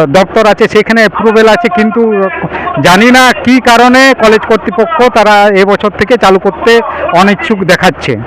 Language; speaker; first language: Bangla; non-native, local second language; Santali